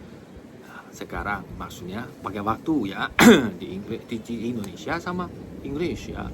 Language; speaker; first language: Indonesian; non-native, fluent; Chinese